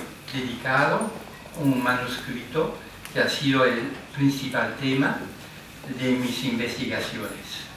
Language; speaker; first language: Spanish; non-native, fluent; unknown